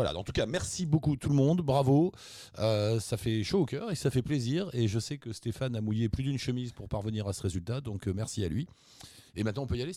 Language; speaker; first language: French; native; French